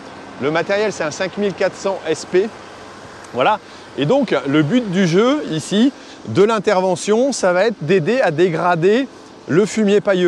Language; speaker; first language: French; native; French